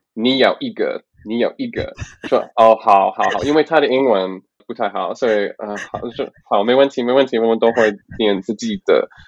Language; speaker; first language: Chinese; non-native, learner; English